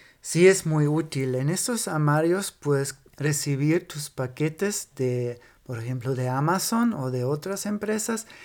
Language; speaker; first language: Spanish; non-native, fluent; German